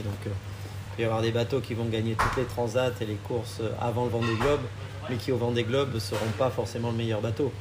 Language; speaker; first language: French; native; French